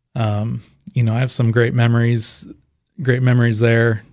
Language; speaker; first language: English; native; English